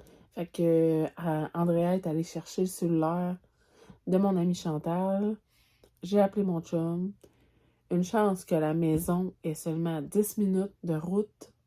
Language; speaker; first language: French; native; French